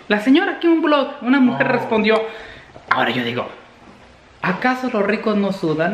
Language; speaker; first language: Spanish; native; Spanish